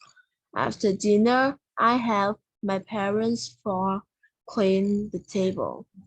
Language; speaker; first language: English; non-native, learner; Vietnamese